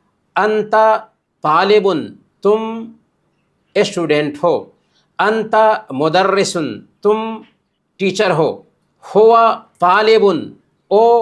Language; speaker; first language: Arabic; non-native, fluent; Urdu